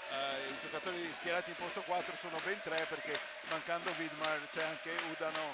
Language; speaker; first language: Italian; native; Italian